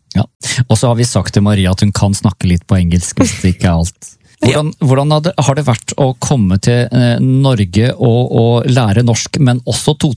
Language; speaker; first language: Norwegian; native; Norwegian